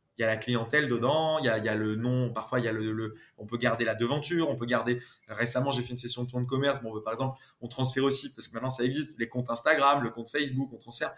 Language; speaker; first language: French; native; French